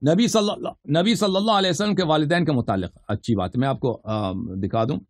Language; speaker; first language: Urdu; non-native, fluent; Persian